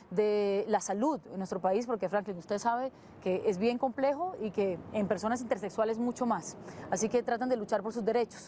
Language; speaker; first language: Spanish; native; Spanish